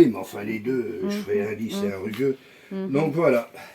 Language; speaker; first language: French; native; French